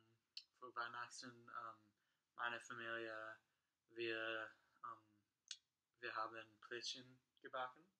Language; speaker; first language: German; non-native, learner; English